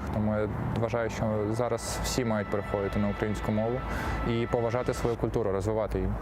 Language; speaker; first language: Ukrainian; non-native, local second language; Russian